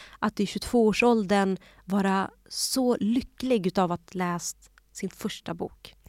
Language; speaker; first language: Swedish; early bilingual, other home language; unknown